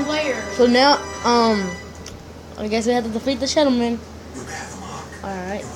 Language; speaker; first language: English; native; English